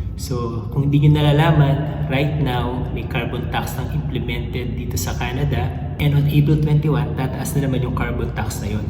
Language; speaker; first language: Filipino; native; Filipino